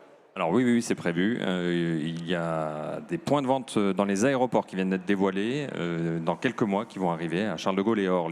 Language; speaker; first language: French; native; French